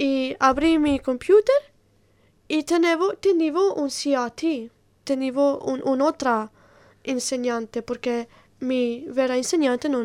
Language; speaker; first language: Spanish; non-native, learner; Italian